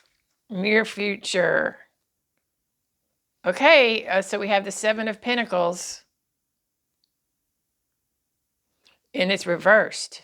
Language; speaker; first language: English; native; English